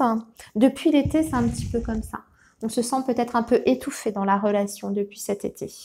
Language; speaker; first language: French; native; French